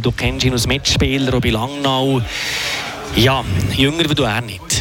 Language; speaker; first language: German; native; German